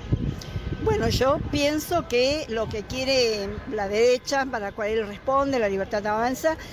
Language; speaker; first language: Spanish; native; Spanish